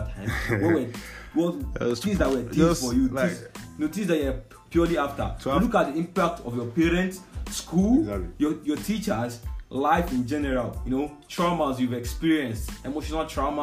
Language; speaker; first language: English; non-native, local second language; Yoruba